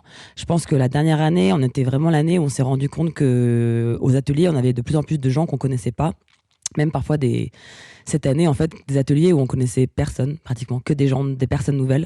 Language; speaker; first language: French; native; French